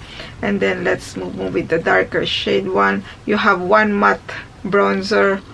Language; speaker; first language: English; non-native, fluent; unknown